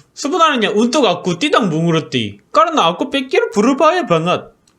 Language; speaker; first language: Indonesian; non-native, learner; Korean